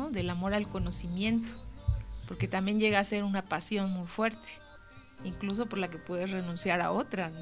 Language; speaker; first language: Spanish; native; Spanish